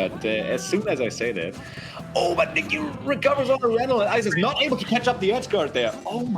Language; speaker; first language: English; non-native, fluent; German